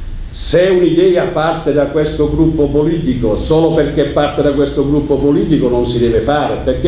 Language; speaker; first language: Italian; native; Italian